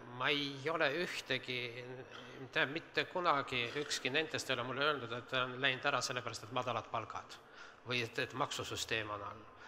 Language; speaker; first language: Estonian; non-native, local second language; Russian